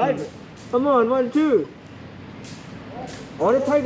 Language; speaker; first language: English; non-native, learner; Thai